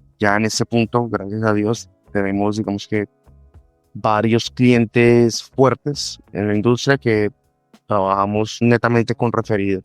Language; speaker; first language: Spanish; native; Spanish